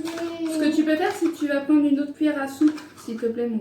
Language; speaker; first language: French; native; French